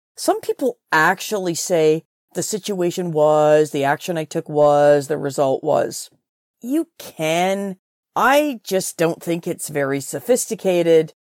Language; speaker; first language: English; native; English